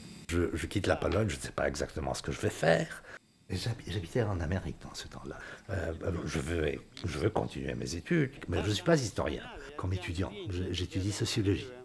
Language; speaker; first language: French; non-native, fluent; Polish